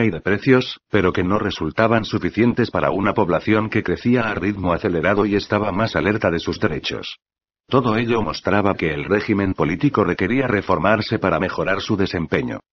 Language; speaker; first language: Spanish; native; Spanish